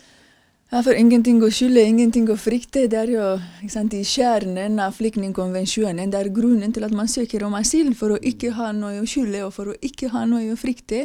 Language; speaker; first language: Norwegian; non-native, fluent; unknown